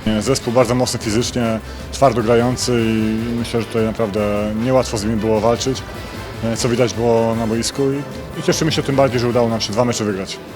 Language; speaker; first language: Polish; native; Polish